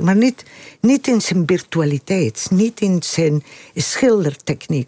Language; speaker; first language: Dutch; non-native, fluent; Spanish